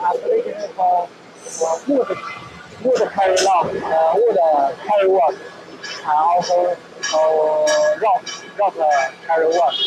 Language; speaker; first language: English; non-native, learner; Chinese